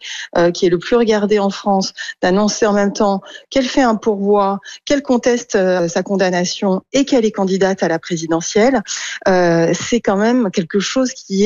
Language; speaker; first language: French; native; French